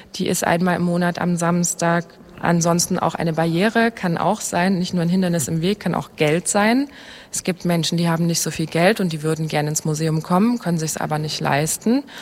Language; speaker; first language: German; native; German